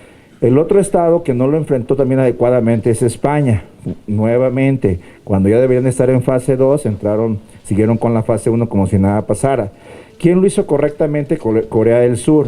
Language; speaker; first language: Spanish; native; Spanish